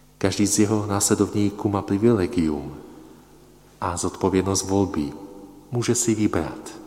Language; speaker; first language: Czech; non-native, fluent; Polish